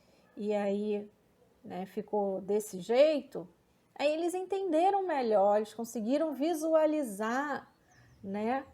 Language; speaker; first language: Portuguese; native; Portuguese